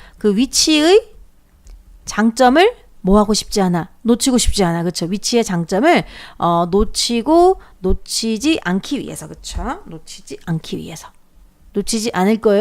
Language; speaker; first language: Korean; native; Korean